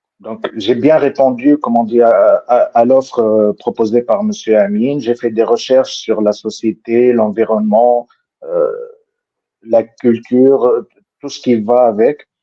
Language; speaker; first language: French; non-native, local second language; Arabic